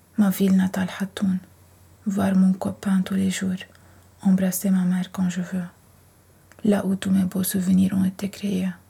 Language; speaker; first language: French; non-native, local second language; Arabic